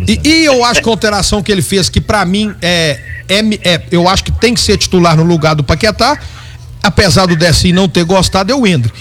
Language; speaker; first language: Portuguese; native; Portuguese